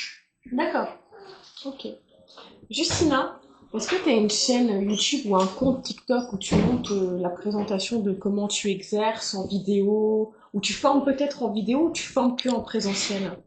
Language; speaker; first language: French; native; French